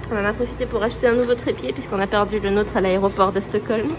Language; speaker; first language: French; native; French